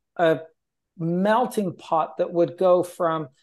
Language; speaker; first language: English; native; English